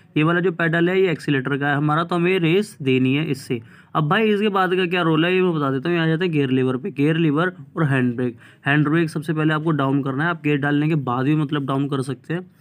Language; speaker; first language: Hindi; native; Hindi